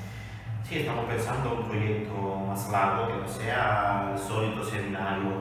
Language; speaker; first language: Spanish; non-native, learner; Italian